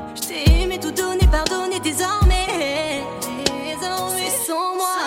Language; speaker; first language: French; native; French